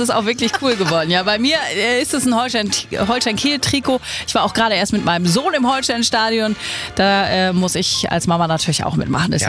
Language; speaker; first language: German; native; German